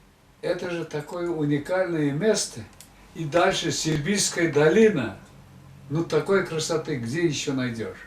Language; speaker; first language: Russian; non-native, local second language; Tatar